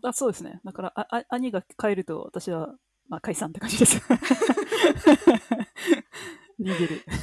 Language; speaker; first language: Japanese; non-native, fluent; French